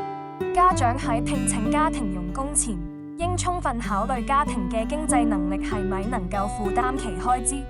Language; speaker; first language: Cantonese; native; Cantonese